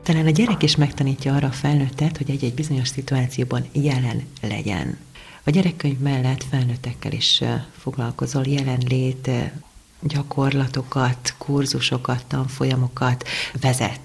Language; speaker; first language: Hungarian; native; Hungarian